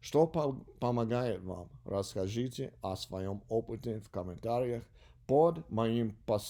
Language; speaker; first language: Russian; non-native, learner; English